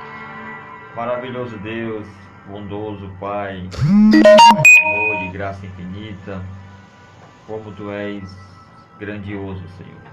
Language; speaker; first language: Portuguese; native; Portuguese